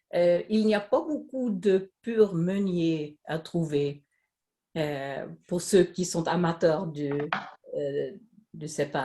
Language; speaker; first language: French; non-native, fluent; Swedish